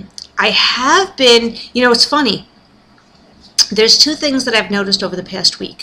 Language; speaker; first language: English; native; English